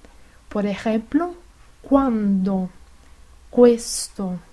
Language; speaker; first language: Spanish; non-native, fluent; Italian